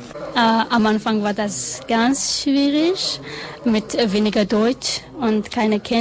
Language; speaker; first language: German; non-native, learner; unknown